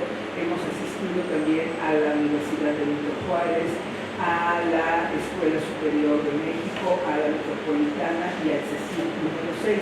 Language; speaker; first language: Spanish; native; Spanish